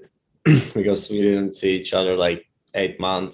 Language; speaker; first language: English; non-native, fluent; Czech